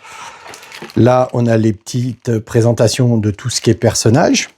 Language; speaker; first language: French; native; French